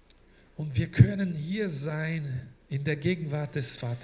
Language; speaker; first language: German; non-native, fluent; Portuguese